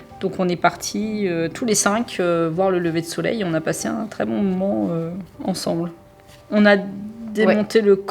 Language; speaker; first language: French; native; French